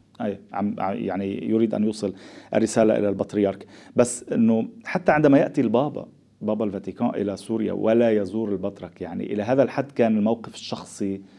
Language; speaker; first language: Arabic; native; Arabic